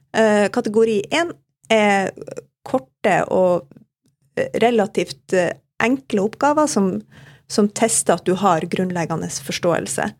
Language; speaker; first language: Norwegian; native; Norwegian